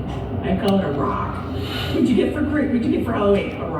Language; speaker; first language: English; native; English